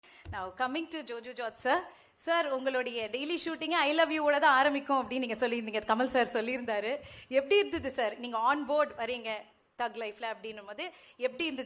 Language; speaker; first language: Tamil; native; Tamil